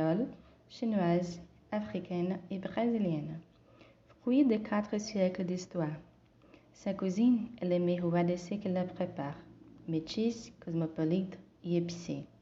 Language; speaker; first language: French; non-native, learner; Portuguese